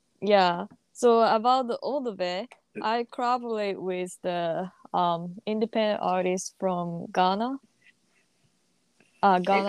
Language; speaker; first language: English; non-native, learner; Japanese